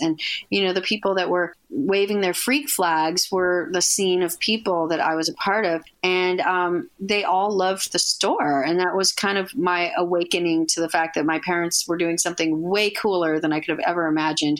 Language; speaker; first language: English; native; English